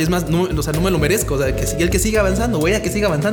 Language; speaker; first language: Spanish; native; Spanish